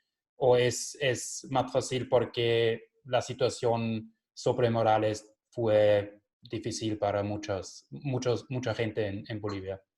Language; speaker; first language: Spanish; non-native, learner; German